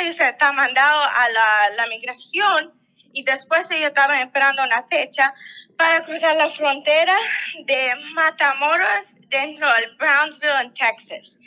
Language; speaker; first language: Spanish; non-native, fluent; Russian